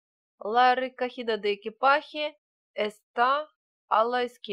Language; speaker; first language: Spanish; non-native, learner; Russian